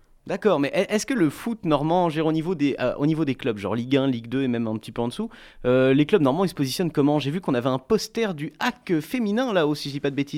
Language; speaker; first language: French; native; French